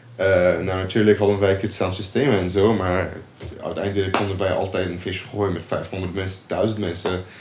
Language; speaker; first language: Dutch; non-native, fluent; Arabic